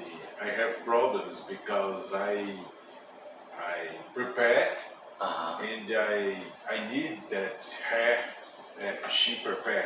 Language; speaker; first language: English; non-native, learner; Portuguese